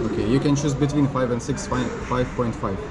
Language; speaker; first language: English; non-native, fluent; Russian